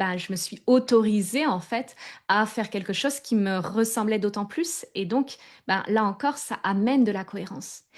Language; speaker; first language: French; native; French